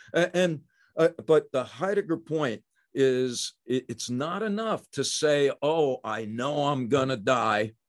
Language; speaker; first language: English; native; English